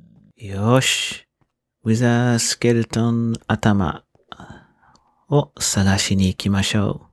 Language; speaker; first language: Japanese; non-native, learner; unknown